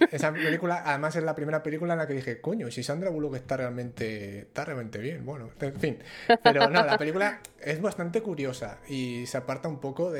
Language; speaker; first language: Spanish; native; Spanish